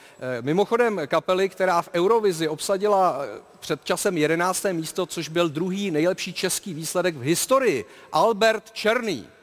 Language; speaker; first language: Czech; native; Czech